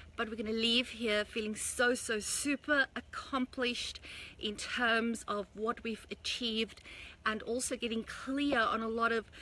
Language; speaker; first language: English; native; English